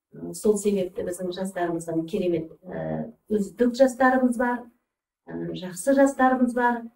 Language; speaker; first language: Kazakh; early bilingual, heritage; Kazakh